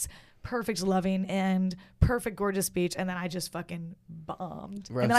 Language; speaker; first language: English; native; English